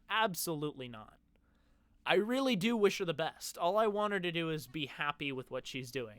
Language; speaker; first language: English; native; English